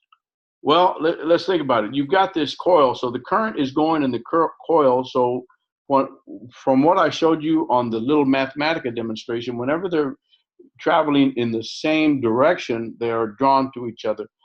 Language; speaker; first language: English; native; English